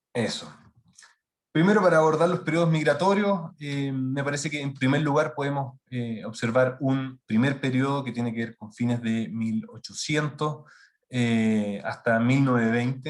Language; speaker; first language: Spanish; native; Spanish